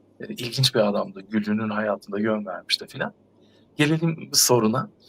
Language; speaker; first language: Turkish; native; Turkish